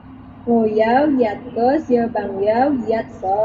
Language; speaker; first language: Cantonese; non-native, learner; Indonesian